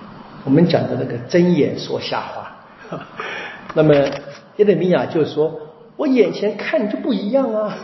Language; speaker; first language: Chinese; native; Chinese